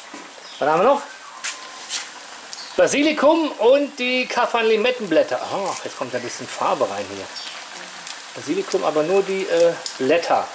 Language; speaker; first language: German; native; German